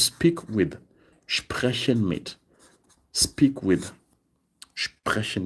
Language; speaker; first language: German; non-native, fluent; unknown